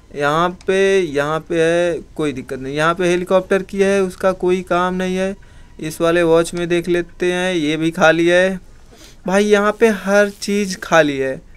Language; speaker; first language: Hindi; native; Hindi